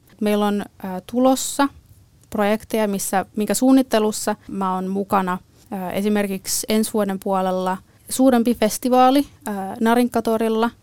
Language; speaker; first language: Finnish; native; Finnish